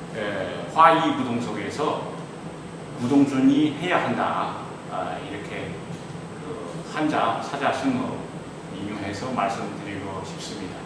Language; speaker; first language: Korean; non-native, fluent; Chinese